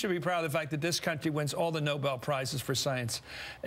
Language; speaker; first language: English; native; English